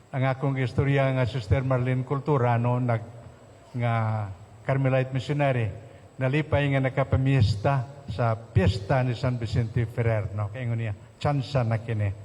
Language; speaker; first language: Cebuano; non-native, local second language; Hiligaynon